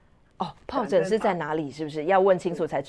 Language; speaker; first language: Chinese; native; Chinese